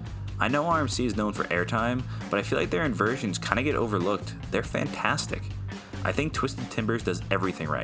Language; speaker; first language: English; native; English